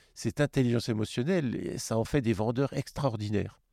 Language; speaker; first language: French; native; French